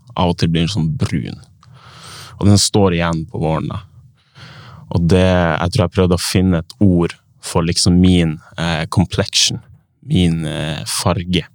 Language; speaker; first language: Norwegian; native; Norwegian